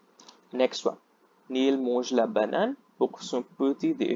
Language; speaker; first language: French; non-native, fluent; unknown